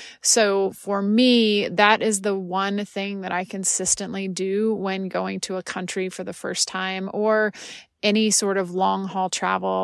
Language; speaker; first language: English; native; English